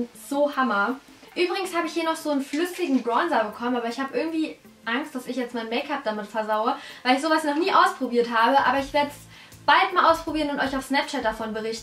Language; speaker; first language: German; native; German